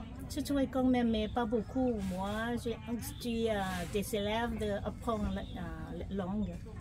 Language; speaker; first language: French; non-native, fluent; Thai